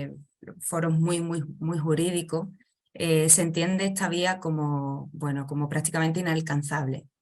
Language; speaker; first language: Spanish; native; Spanish